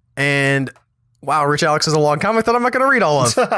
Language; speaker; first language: English; native; English